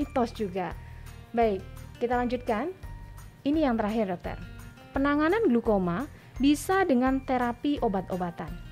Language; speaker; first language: Indonesian; native; Indonesian